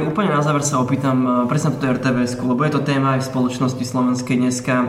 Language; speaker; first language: Slovak; native; Slovak